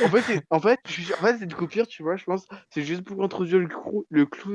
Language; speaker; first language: French; native; French